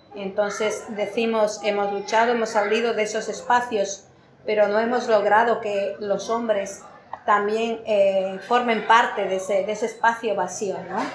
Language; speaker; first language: Spanish; native; Spanish